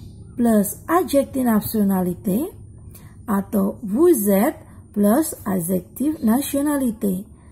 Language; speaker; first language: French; non-native, learner; Indonesian